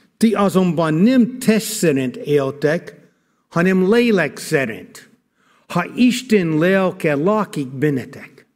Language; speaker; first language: Hungarian; non-native, fluent; English